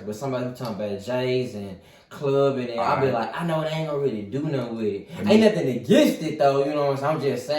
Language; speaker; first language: English; native; English